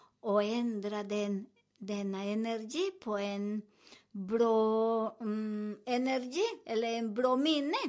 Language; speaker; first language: Swedish; non-native, fluent; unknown